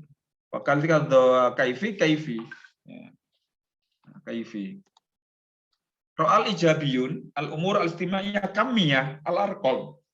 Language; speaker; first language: Arabic; non-native, fluent; Indonesian